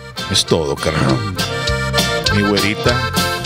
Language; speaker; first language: Spanish; early bilingual, heritage; Spanish